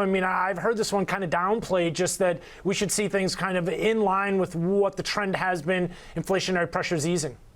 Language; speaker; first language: English; native; English